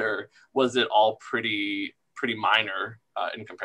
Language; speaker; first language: English; native; English